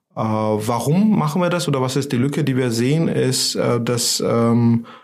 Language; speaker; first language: German; non-native, fluent; Georgian